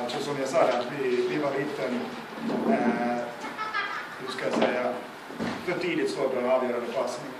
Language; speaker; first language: Swedish; non-native, fluent; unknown